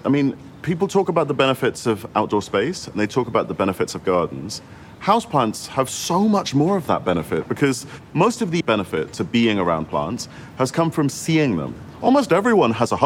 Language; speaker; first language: English; native; English